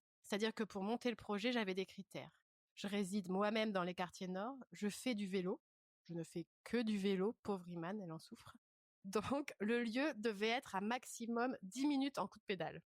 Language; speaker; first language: French; native; French